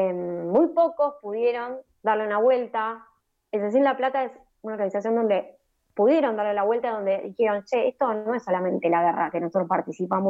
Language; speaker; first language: Spanish; native; Spanish